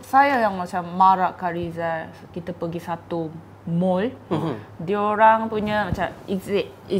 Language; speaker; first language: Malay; non-native, fluent; Korean